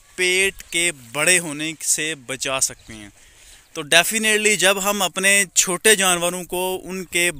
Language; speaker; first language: Urdu; non-native, local second language; Punjabi